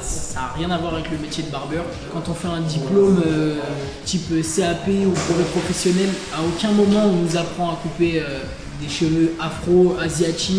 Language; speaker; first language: French; native; French